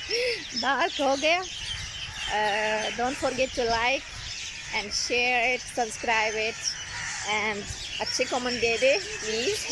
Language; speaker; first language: Hindi; non-native, learner; Arabic